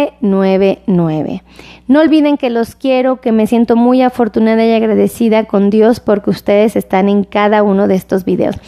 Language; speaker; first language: Spanish; native; Spanish